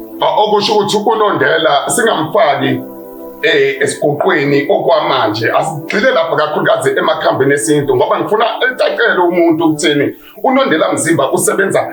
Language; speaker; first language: Zulu; native; Zulu